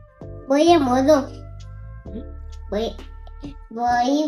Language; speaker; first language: Spanish; native; Spanish